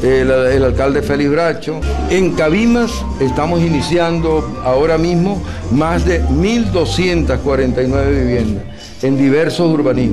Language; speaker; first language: Spanish; native; Spanish